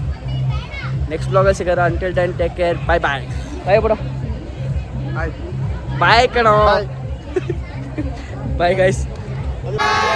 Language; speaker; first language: Kannada; native; Kannada